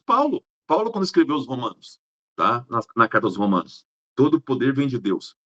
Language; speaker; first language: Portuguese; native; Portuguese